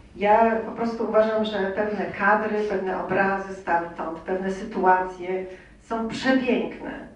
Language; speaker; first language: Polish; native; Polish